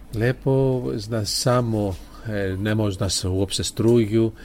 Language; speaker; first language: Serbian; non-native, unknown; Greek